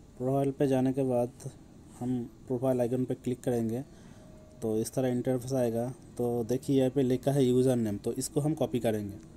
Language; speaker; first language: Hindi; non-native, local second language; Bangla